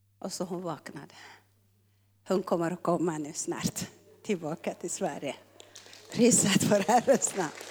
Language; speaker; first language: Swedish; non-native, fluent; Tigrinya